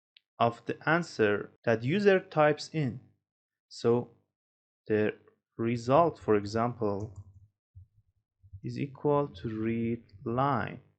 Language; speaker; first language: English; non-native, fluent; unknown